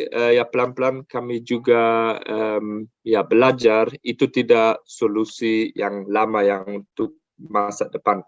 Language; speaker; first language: Indonesian; non-native, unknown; German